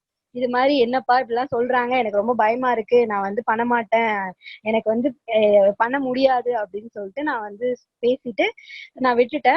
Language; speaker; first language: Tamil; native; Tamil